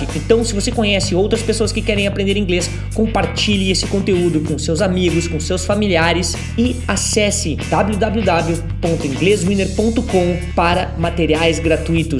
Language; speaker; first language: Portuguese; native; Portuguese